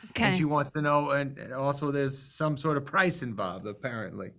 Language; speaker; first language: English; native; English